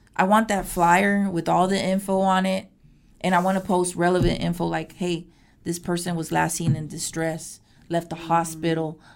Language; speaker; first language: English; native; English